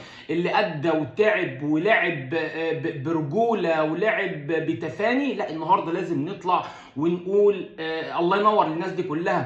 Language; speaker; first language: Arabic; native; Arabic